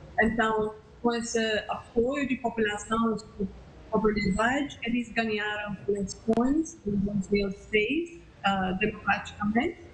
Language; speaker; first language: Portuguese; non-native, fluent; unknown